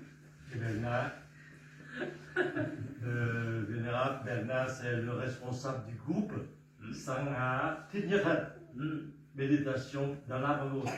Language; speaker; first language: French; non-native, fluent; Vietnamese